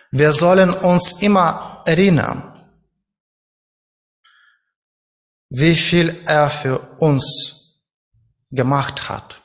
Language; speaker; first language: German; non-native, learner; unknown